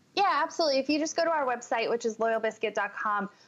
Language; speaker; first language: English; native; English